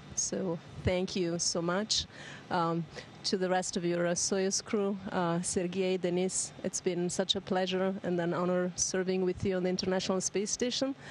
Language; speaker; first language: English; non-native, fluent; Italian